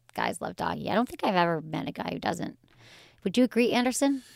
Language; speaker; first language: English; native; English